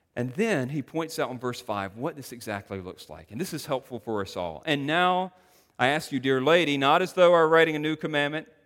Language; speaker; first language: English; native; English